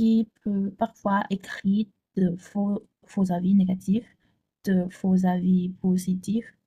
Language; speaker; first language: French; non-native, learner; Chinese